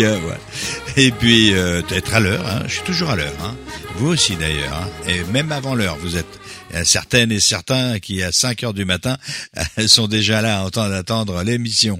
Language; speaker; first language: French; native; French